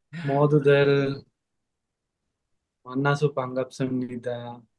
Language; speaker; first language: Korean; non-native, learner; Sinhala